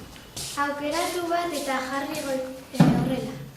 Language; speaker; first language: Basque; non-native, learner; Spanish